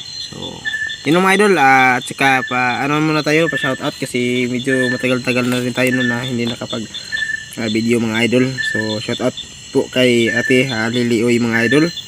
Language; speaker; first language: Filipino; non-native, local second language; Cebuano